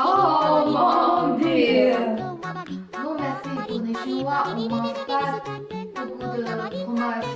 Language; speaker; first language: French; non-native, learner; Chinese